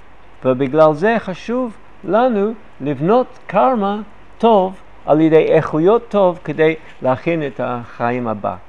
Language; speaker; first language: Hebrew; non-native, fluent; English